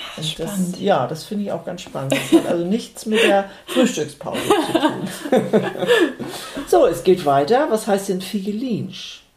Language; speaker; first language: German; non-native, local second language; Low German